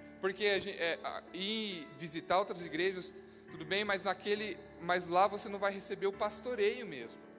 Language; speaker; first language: Portuguese; native; Portuguese